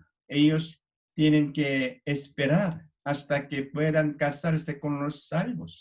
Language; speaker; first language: Spanish; non-native, fluent; Korean